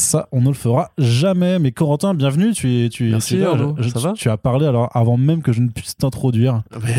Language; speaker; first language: French; native; French